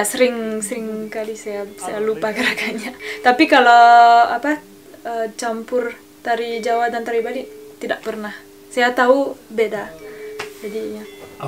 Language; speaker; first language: Indonesian; non-native, learner; French